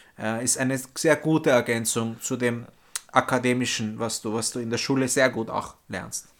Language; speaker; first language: German; early bilingual, other home language; Turkish